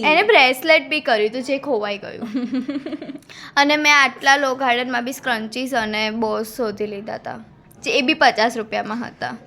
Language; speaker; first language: Gujarati; native; Gujarati